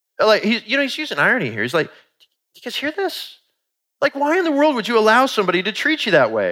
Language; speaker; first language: English; native; English